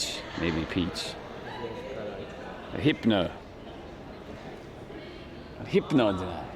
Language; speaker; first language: Japanese; non-native, learner; English